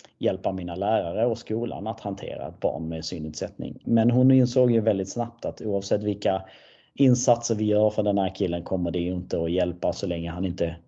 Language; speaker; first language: Swedish; native; Swedish